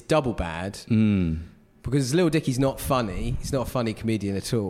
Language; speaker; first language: English; native; English